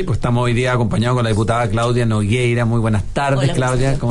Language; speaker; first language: Spanish; native; Spanish